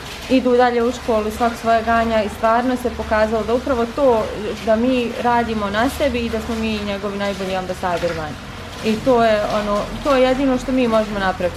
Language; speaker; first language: Bosnian; native; Bosnian